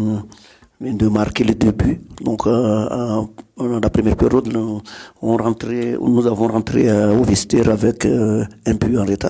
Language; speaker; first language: French; non-native, local second language; Malagasy